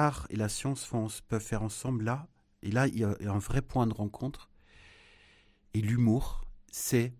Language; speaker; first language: French; non-native, fluent; German